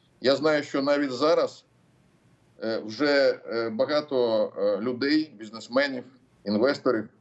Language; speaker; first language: Ukrainian; non-native, local second language; Russian